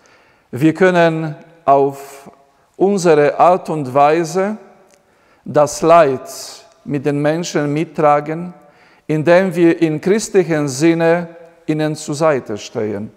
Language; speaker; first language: German; non-native, fluent; Polish